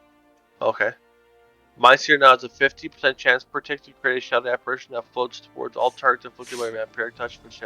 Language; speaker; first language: English; native; English